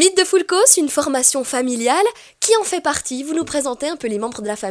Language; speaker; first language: French; native; French